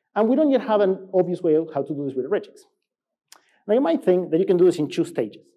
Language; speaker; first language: English; non-native, fluent; Spanish